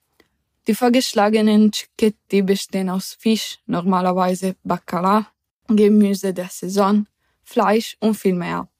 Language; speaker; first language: German; early bilingual, heritage; German